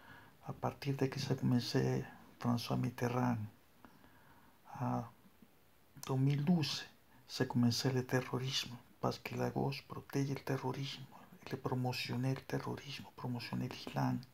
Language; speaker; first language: French; non-native, learner; Spanish